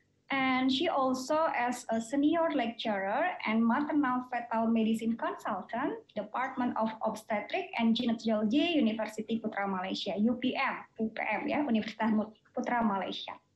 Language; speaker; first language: English; non-native, fluent; Indonesian